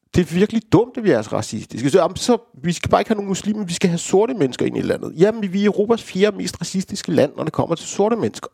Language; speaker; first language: Danish; early bilingual, other home language; Romanian